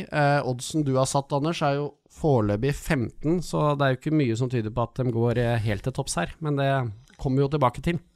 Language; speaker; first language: Norwegian; native; Norwegian